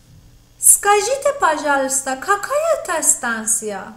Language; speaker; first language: Russian; non-native, fluent; Persian